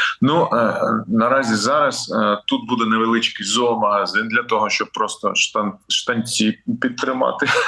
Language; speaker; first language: Ukrainian; non-native, local second language; Russian